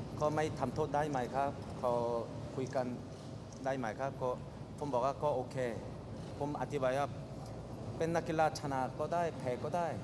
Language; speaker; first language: Thai; non-native, fluent; Korean